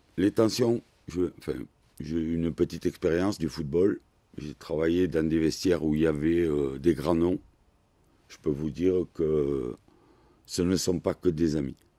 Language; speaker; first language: French; native; French